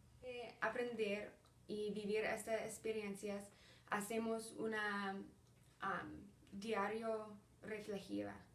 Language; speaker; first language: Spanish; early bilingual, heritage; Spanish